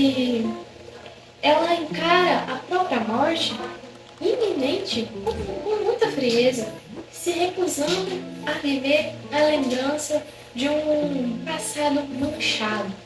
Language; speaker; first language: Portuguese; native; Portuguese